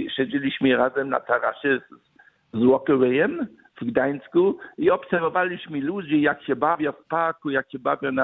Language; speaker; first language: Polish; early bilingual, other home language; German